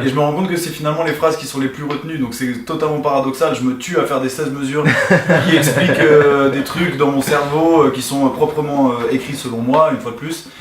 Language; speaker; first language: French; native; French